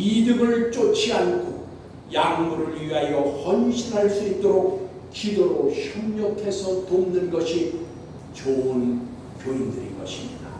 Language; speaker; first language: Korean; native; Korean